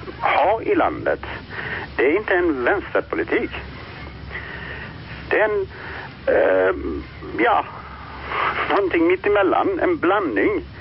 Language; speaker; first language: Swedish; non-native, fluent; Persian